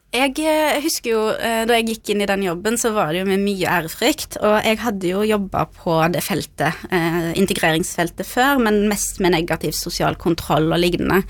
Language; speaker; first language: Norwegian; early bilingual, other home language; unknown